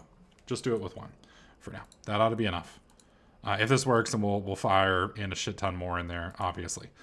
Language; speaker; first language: English; native; English